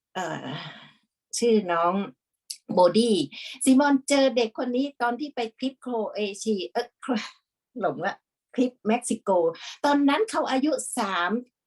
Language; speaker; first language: Thai; native; Thai